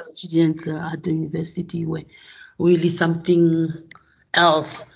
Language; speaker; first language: English; non-native, fluent; French